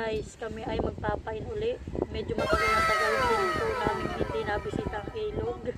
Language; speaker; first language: Filipino; native; Filipino